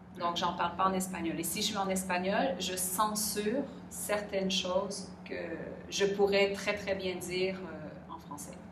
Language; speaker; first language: French; native; French